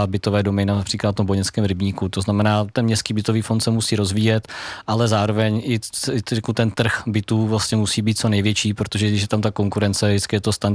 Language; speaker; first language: Czech; native; Czech